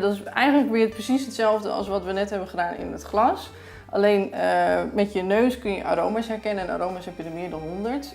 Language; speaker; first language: Dutch; native; Dutch